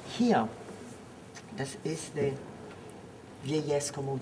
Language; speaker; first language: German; non-native, learner; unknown